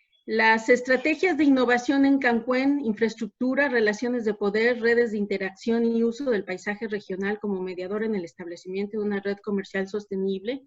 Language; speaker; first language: Spanish; native; Spanish